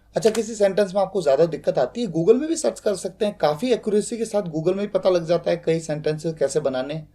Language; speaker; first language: Hindi; native; Hindi